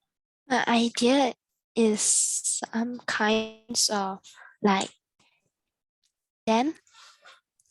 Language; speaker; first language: English; non-native, learner; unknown